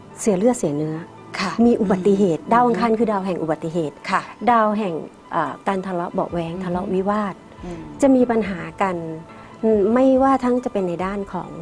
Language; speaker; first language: Thai; native; Thai